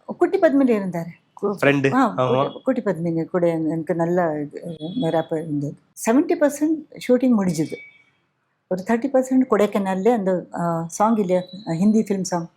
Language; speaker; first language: Tamil; non-native, fluent; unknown